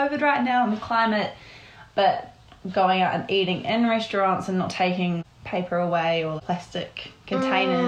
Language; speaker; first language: English; native; English